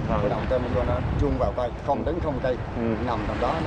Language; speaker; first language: Vietnamese; native; Vietnamese